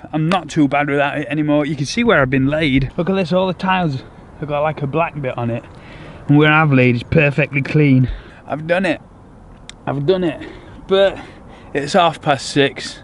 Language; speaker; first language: English; native; English